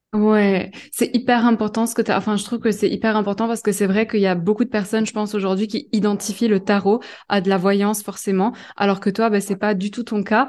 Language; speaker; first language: French; native; French